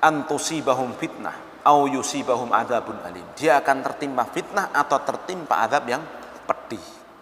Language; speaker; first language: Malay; non-native, local second language; Javanese